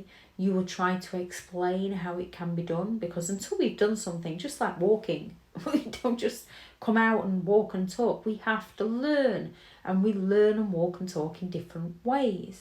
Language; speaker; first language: English; native; English